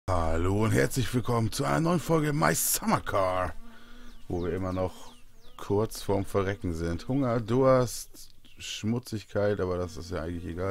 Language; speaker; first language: German; native; German